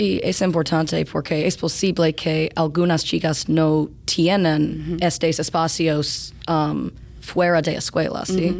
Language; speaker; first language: Spanish; non-native, learner; English